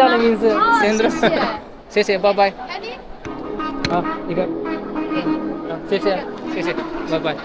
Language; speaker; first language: Chinese; non-native, learner; Amharic